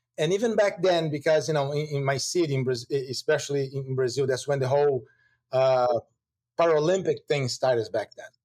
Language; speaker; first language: English; non-native, fluent; Portuguese